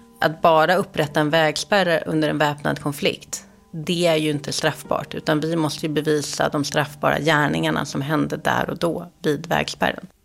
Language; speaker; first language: Swedish; native; Swedish